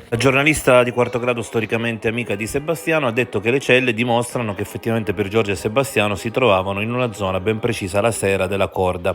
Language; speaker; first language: Italian; native; Italian